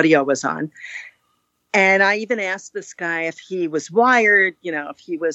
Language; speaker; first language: English; native; English